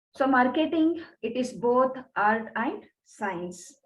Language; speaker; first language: English; non-native, local second language; Kannada